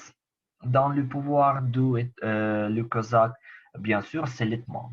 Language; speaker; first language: French; non-native, learner; Ukrainian